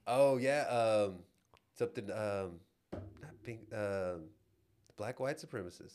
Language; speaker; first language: English; native; English